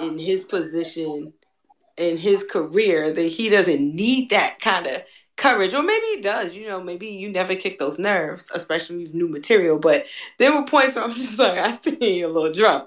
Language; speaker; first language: English; native; English